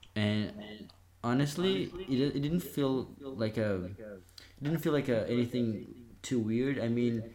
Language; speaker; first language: English; non-native, fluent; Portuguese